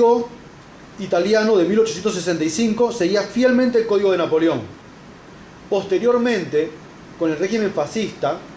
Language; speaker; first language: Spanish; native; Spanish